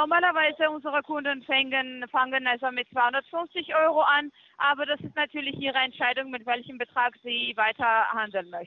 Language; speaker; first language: German; non-native, fluent; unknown